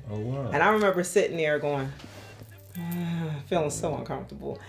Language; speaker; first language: English; native; English